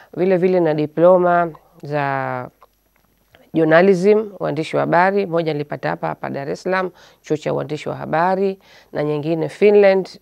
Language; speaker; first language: Swahili; native; Swahili